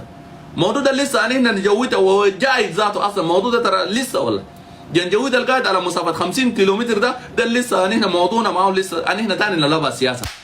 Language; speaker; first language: Arabic; native; Arabic